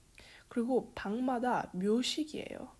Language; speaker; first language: Korean; early bilingual, heritage; Korean